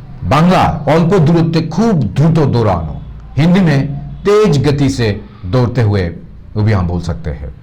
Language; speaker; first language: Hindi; non-native, local second language; Bangla